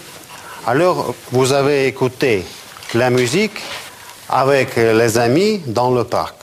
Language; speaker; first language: French; non-native, fluent; Russian